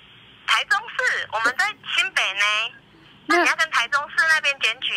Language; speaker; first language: Chinese; native; Chinese